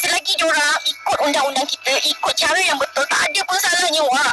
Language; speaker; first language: Malay; native; Malay